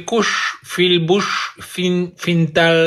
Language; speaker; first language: Hebrew; native; Hebrew